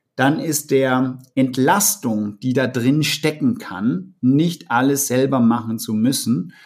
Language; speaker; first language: German; non-native, fluent; Danish